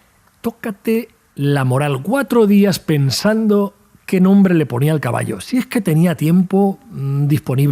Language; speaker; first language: Spanish; native; Spanish